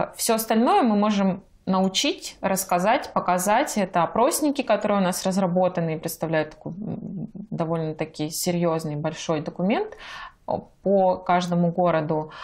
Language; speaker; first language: Russian; native; Russian